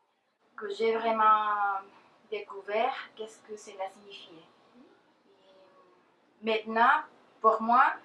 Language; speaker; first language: French; non-native, fluent; Spanish